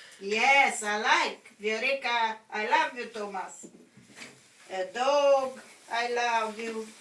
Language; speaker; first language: English; non-native, learner; Romanian